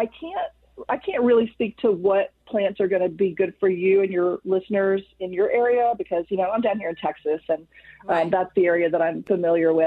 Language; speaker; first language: English; native; English